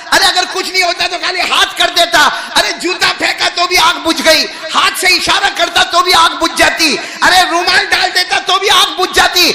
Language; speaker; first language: Urdu; native; Urdu